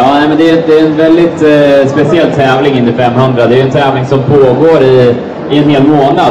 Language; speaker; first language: Swedish; native; Swedish